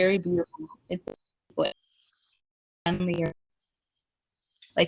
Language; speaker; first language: English; non-native, fluent; Spanish